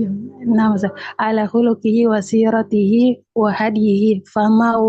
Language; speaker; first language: Arabic; non-native, learner; Indonesian